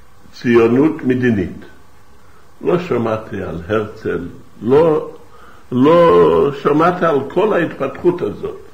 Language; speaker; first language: Hebrew; non-native, fluent; Yiddish